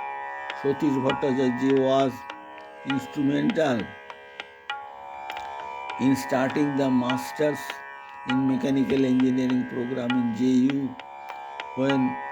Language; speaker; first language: English; non-native, local second language; Bangla